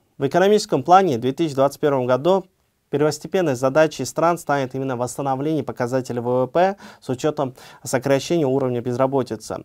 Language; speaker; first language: Russian; non-native, local second language; Uzbek